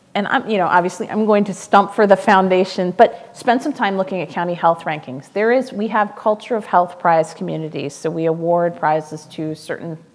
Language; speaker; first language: English; native; English